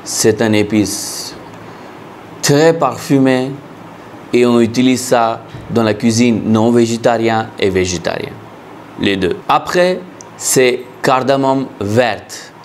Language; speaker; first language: French; non-native, fluent; Hindi